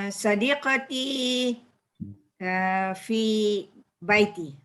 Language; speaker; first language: Arabic; non-native, learner; Malay